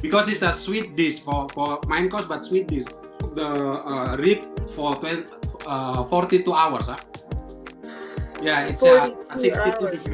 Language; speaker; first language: English; non-native, fluent; Indonesian